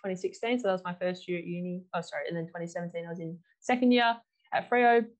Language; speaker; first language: English; native; English